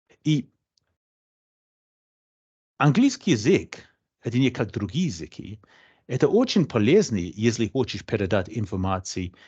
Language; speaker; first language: Russian; non-native, fluent; English